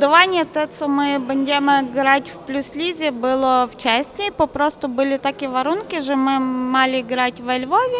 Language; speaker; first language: Polish; non-native, learner; Ukrainian